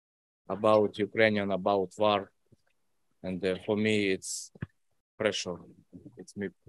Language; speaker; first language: English; non-native, learner; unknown